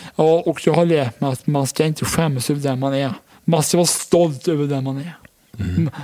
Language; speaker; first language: Swedish; native; Swedish